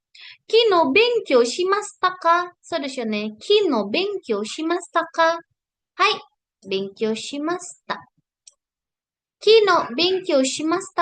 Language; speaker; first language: Japanese; non-native, fluent; Indonesian